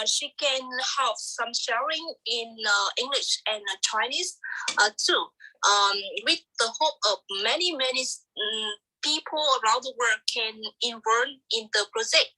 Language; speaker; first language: English; non-native, learner; Vietnamese